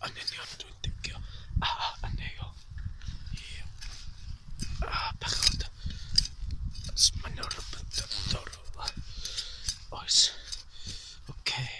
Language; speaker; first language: Welsh; non-native, learner; English